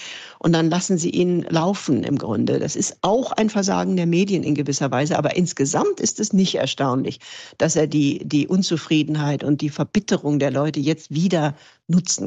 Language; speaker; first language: German; native; German